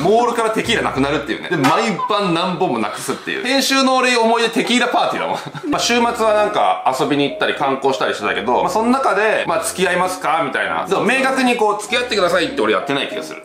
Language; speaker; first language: Japanese; native; Japanese